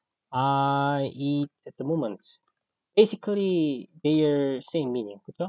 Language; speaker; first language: English; non-native, fluent; Korean